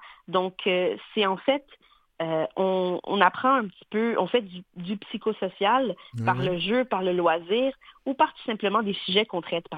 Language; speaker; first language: French; native; French